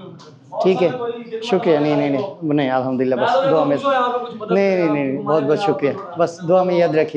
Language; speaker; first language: Hindi; non-native, learner; Bangla